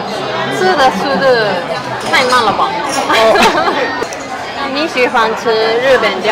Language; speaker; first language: Chinese; non-native, fluent; Japanese